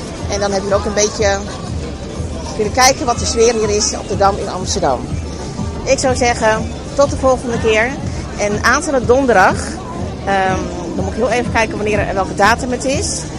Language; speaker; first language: Dutch; native; Dutch